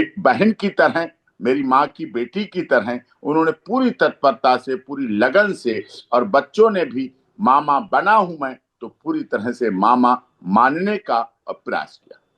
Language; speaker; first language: Hindi; native; Hindi